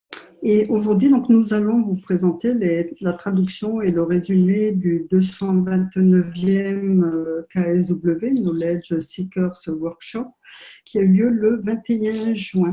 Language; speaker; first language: French; native; French